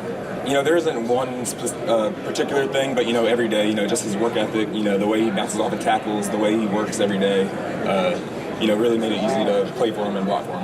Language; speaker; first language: English; native; English